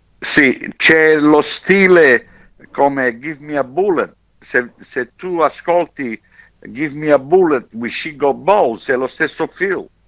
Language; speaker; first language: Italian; native; Italian